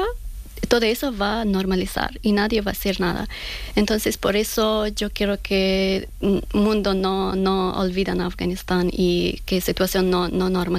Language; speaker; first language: Spanish; non-native, fluent; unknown